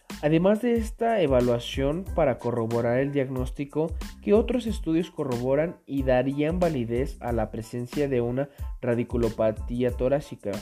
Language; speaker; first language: Spanish; native; Spanish